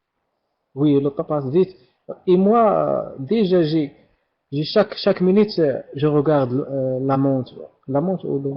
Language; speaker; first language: French; non-native, learner; Arabic